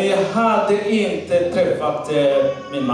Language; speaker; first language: Swedish; non-native, learner; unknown